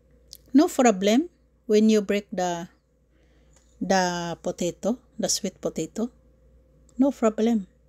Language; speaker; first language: English; non-native, learner; Filipino